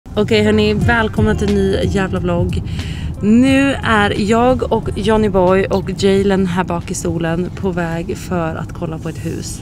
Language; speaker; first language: Swedish; native; Swedish